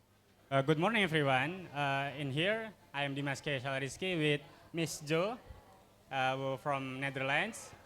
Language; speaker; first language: English; non-native, learner; Indonesian